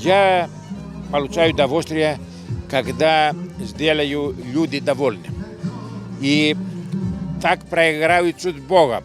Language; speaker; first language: Russian; non-native, learner; Greek